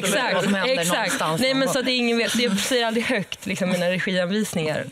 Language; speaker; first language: Swedish; native; Swedish